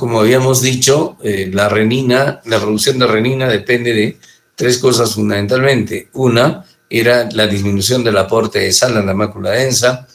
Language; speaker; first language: Spanish; native; Spanish